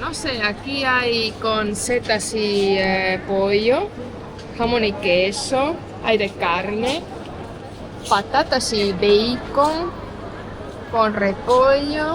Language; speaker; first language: Spanish; non-native, fluent; Estonian